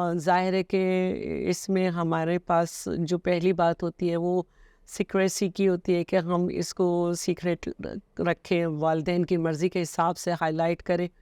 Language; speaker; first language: Urdu; native; Urdu